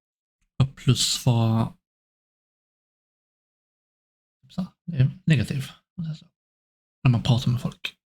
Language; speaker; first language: Swedish; non-native, learner; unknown